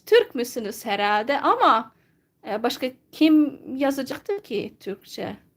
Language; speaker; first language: Turkish; non-native, fluent; Hungarian